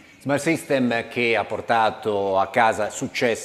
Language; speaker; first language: Italian; non-native, learner; Slovak